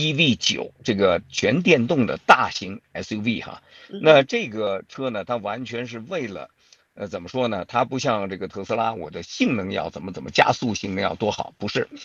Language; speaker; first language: Chinese; native; Chinese